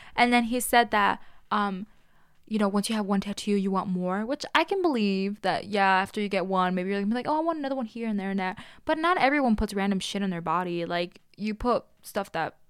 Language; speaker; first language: English; native; English